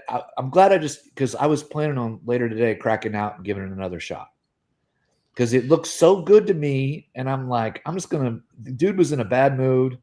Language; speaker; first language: English; native; English